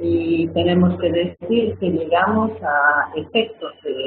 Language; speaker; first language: Spanish; native; Spanish